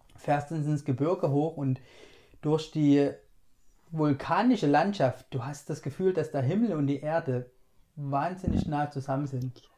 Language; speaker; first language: German; native; German